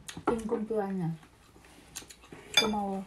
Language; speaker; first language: Korean; non-native, learner; Vietnamese